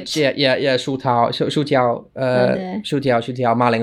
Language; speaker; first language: Chinese; non-native, learner; English